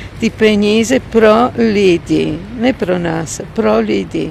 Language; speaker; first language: Czech; non-native, learner; Italian